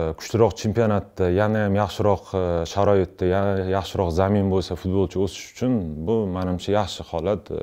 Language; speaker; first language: Uzbek; non-native, local second language; Russian